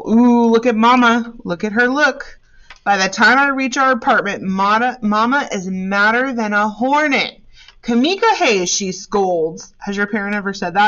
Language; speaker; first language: English; native; English